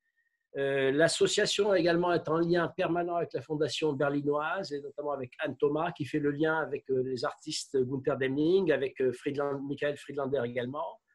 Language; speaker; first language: French; native; French